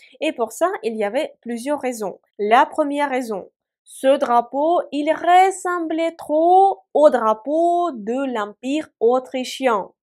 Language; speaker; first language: French; non-native, fluent; Russian